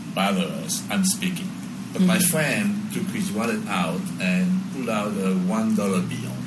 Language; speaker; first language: English; non-native, fluent; French